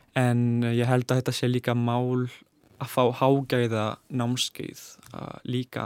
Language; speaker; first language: Icelandic; non-native, fluent; Italian